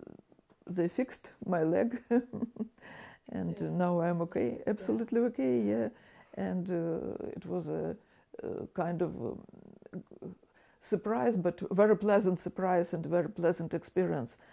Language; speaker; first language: English; non-native, fluent; Ukrainian